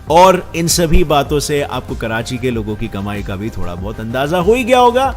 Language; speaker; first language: Hindi; native; Hindi